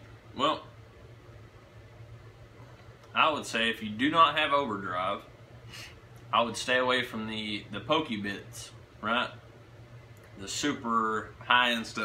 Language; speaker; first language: English; native; English